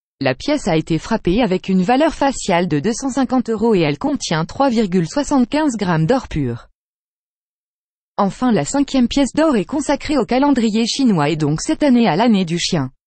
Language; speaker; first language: French; native; French